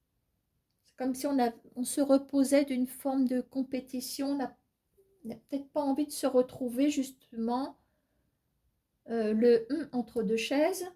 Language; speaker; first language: French; native; French